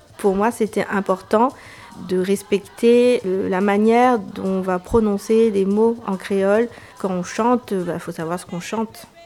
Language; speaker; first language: French; native; French